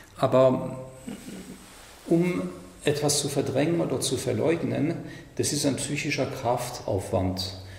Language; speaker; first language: German; non-native, fluent; French